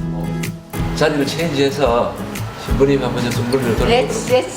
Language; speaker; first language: Korean; native; Korean